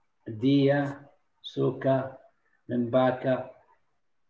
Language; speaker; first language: Indonesian; non-native, learner; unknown